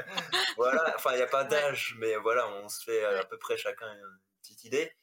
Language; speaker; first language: French; native; French